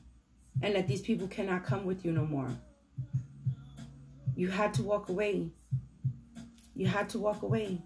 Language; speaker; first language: English; native; English